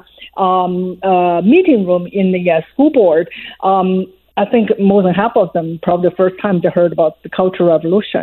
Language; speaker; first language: English; non-native, fluent; Chinese